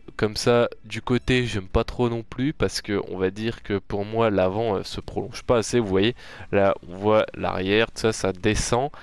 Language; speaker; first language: French; native; French